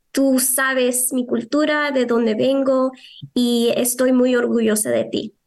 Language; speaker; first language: Spanish; early bilingual, heritage; Spanish